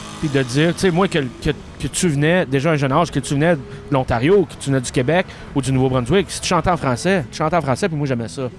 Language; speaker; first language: French; native; French